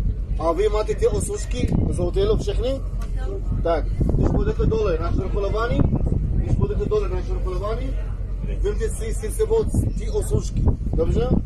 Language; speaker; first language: Czech; non-native, fluent; Arabic